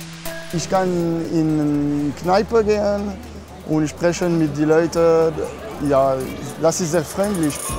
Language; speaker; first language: German; non-native, learner; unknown